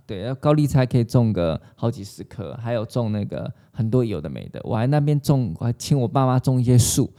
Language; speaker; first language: Chinese; native; Chinese